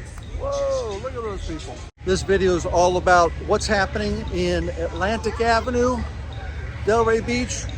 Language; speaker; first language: English; native; English